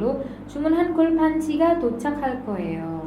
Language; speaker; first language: Korean; non-native, fluent; Indonesian